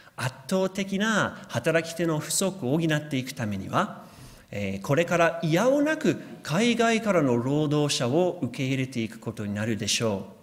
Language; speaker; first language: Japanese; non-native, fluent; English